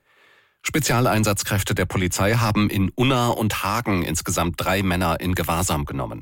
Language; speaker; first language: German; native; German